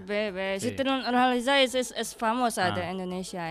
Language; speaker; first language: Catalan; non-native, learner; Indonesian